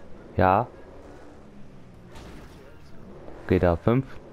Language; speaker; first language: German; native; German